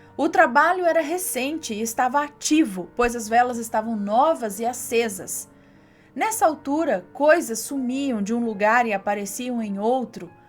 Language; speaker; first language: Portuguese; native; Portuguese